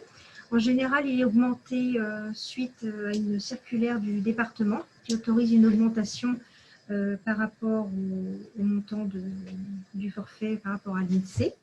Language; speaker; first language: French; native; French